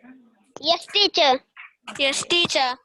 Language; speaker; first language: English; non-native, local second language; Sinhala